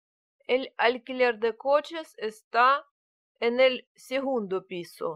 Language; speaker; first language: Spanish; non-native, learner; Russian